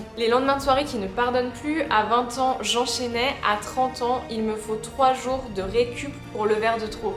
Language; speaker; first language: French; native; French